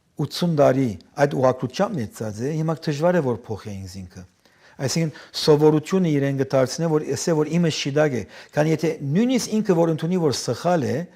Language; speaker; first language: Armenian; early bilingual, heritage; Armenian